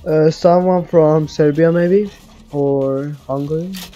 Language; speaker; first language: English; non-native, learner; Serbian